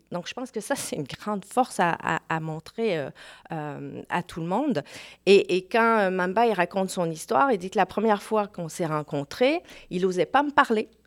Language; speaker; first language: French; native; French